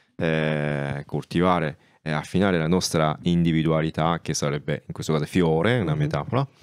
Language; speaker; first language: Italian; non-native, fluent; Japanese